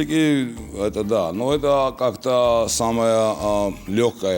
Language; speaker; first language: Russian; non-native, local second language; Georgian